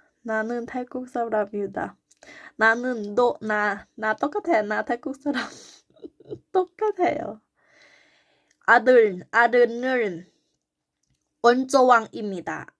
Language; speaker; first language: Korean; non-native, learner; Thai